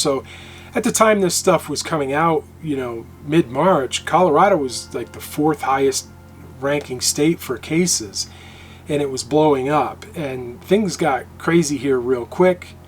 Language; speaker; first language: English; native; English